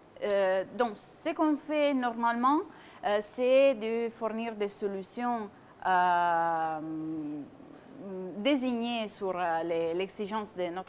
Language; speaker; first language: French; non-native, fluent; Italian